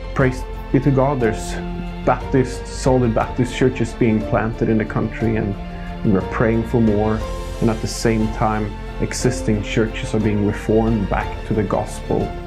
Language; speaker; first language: English; non-native, fluent; Swedish